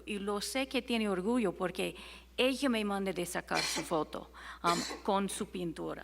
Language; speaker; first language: Spanish; non-native, fluent; English